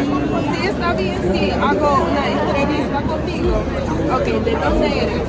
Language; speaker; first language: Spanish; non-native, learner; English